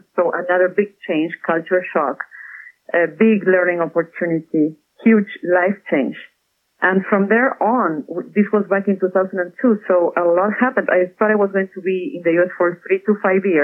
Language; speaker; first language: English; non-native, fluent; Spanish